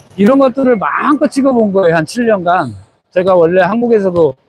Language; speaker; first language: Korean; native; Korean